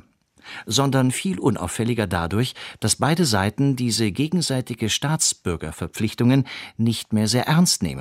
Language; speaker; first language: German; native; German